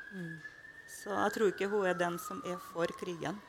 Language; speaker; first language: Norwegian; non-native, fluent; Russian